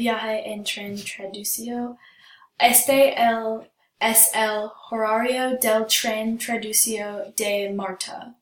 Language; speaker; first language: Spanish; non-native, learner; English